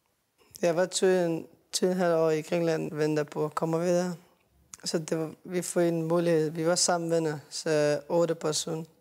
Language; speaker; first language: Danish; non-native, learner; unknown